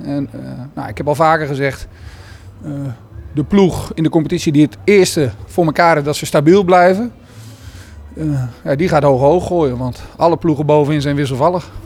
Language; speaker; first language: Dutch; native; Dutch